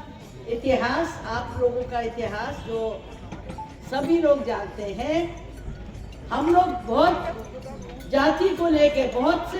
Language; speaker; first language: Hindi; non-native, local second language; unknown